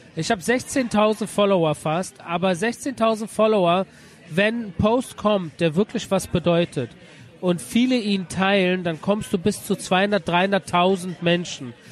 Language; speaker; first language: German; early bilingual, other home language; Persian